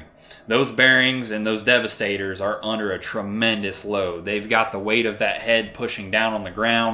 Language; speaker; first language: English; native; English